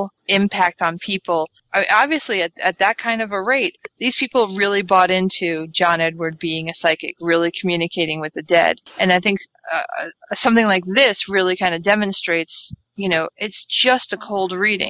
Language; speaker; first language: English; native; English